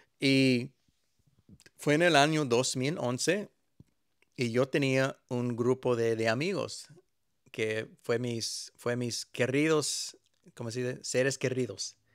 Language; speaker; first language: Spanish; early bilingual, heritage; Spanish